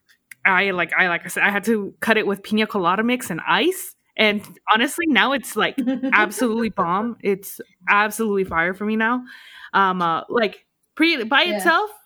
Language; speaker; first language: English; early bilingual, other home language; Spanish